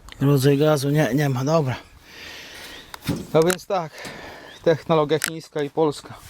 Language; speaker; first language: Polish; native; Polish